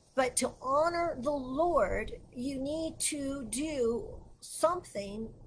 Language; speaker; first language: English; native; English